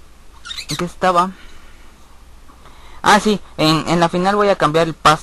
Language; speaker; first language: Spanish; native; Spanish